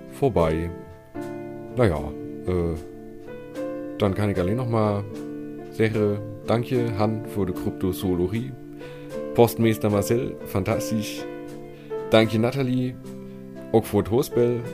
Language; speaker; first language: German; non-native, learner; Dutch